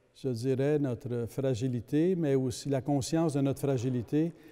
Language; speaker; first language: French; native; French